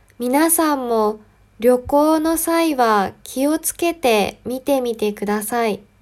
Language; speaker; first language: Japanese; native; Japanese